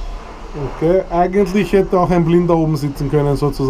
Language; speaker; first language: German; native; German